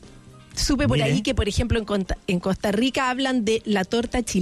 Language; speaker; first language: Spanish; native; Spanish